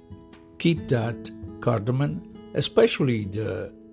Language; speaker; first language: English; non-native, fluent; Italian